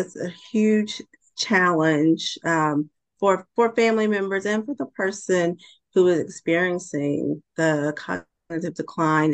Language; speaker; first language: English; native; English